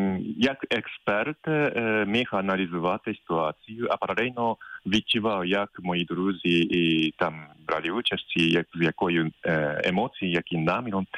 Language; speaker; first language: Ukrainian; non-native, fluent; Japanese